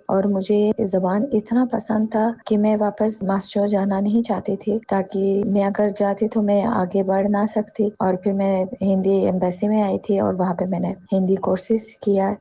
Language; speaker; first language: Urdu; non-native, fluent; Tajik